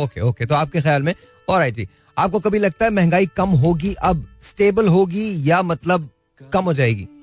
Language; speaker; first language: Urdu; native; Urdu